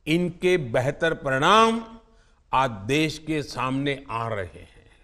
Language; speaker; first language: Hindi; non-native, local second language; Gujarati